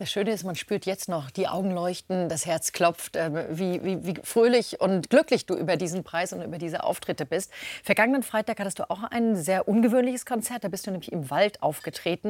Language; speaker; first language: German; native; German